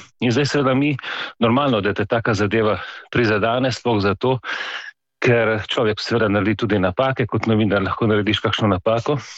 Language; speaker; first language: Slovenian; native; Slovenian